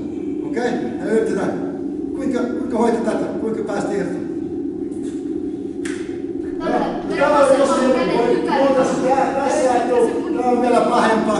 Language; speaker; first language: Finnish; non-native, learner; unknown